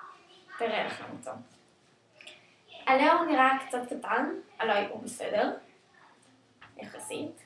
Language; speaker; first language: Hebrew; native; Hebrew